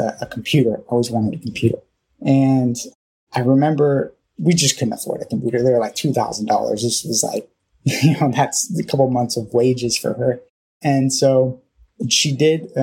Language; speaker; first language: English; native; English